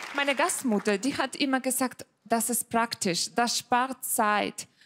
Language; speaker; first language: German; non-native, fluent; Ukrainian